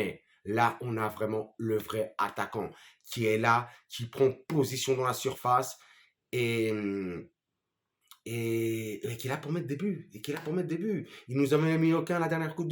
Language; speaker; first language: French; native; French